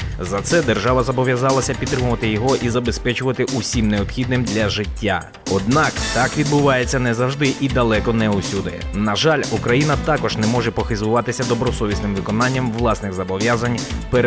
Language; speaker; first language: Ukrainian; native; Ukrainian